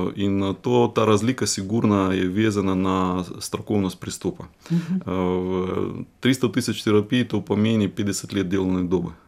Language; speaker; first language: Slovenian; non-native, fluent; Russian